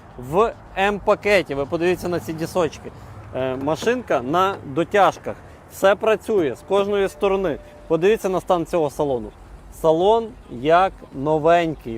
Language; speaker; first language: Ukrainian; native; Ukrainian